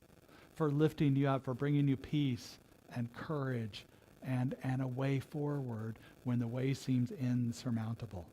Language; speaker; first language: English; native; English